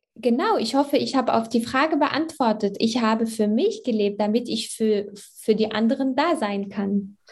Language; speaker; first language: German; early bilingual, other home language; Arabic